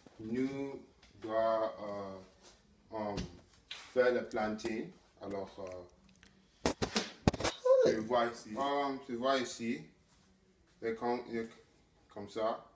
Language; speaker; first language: French; non-native, learner; English